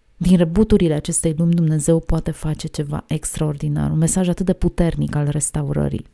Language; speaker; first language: Romanian; native; Romanian